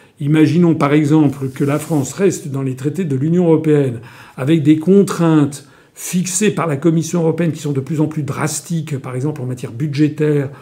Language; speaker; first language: French; native; French